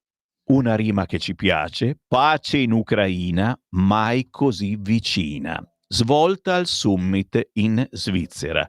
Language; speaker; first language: Italian; native; Italian